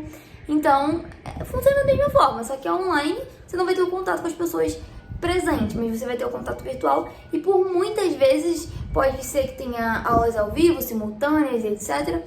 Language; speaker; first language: Portuguese; native; Portuguese